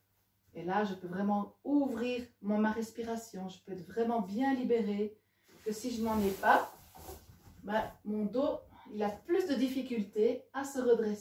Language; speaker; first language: French; native; French